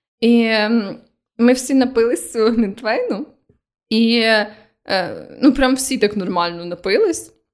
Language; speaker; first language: Ukrainian; native; Ukrainian